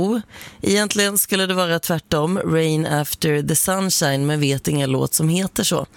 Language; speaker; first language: Swedish; native; Swedish